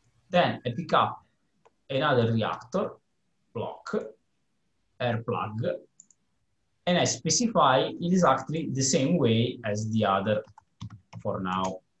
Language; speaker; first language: English; non-native, fluent; Italian